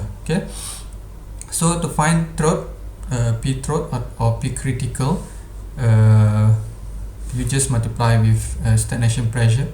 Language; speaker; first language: English; non-native, local second language; Malay